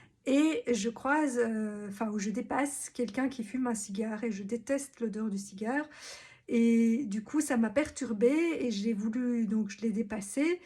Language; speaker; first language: French; native; French